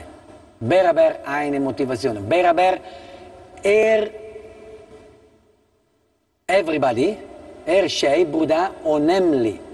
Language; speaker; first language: Turkish; non-native, learner; Italian